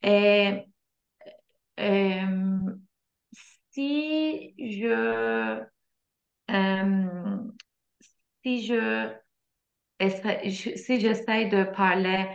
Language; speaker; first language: French; non-native, learner; Turkish